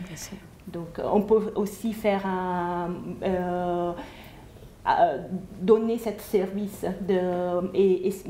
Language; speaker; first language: French; non-native, fluent; Italian